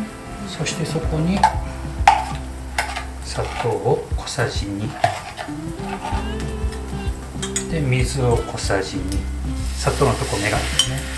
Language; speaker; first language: Japanese; native; Japanese